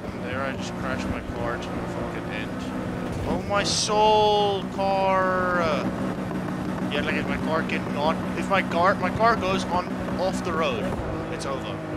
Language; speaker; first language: English; non-native, local second language; Afrikaans